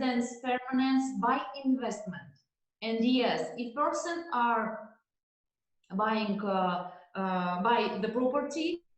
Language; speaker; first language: English; non-native, learner; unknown